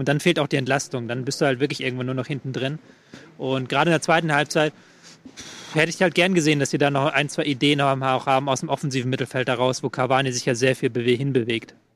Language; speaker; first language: German; native; German